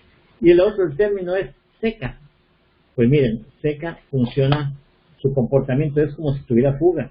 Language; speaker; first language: Spanish; native; Spanish